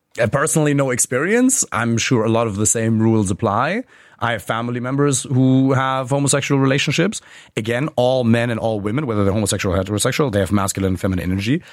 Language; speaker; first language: English; non-native, fluent; German